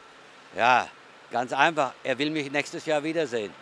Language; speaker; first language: German; native; German